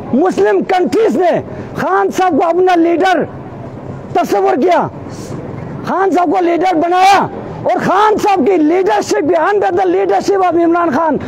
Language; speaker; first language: Urdu; non-native, local second language; Balti